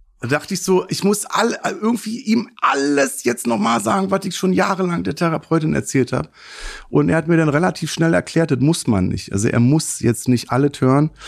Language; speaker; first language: German; native; German